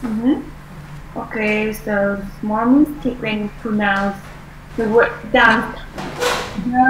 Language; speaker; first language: English; non-native, fluent; Vietnamese